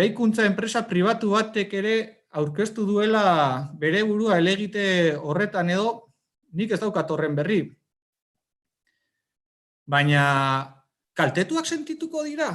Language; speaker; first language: Basque; native; Basque